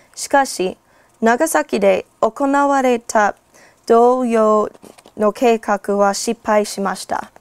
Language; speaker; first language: Japanese; non-native, fluent; English